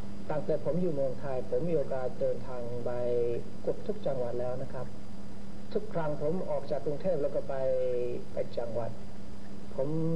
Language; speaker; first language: Thai; non-native, fluent; English